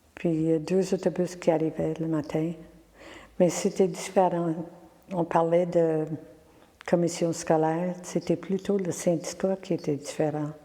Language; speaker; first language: French; non-native, local second language; English